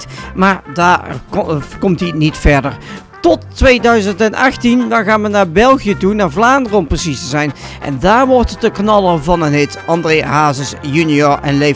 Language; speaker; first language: Dutch; native; Dutch